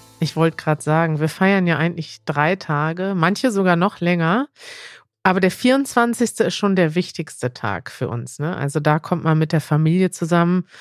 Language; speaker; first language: German; native; German